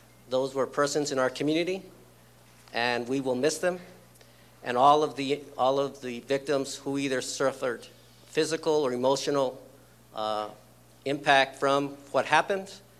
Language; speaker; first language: English; early bilingual, other home language; Spanish